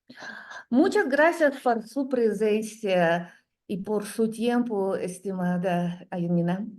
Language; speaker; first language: Spanish; non-native, learner; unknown